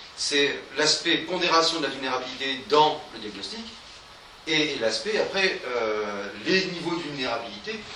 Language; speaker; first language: French; native; French